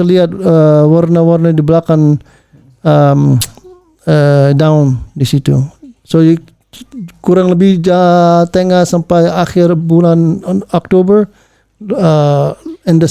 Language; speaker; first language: Indonesian; early bilingual, heritage; English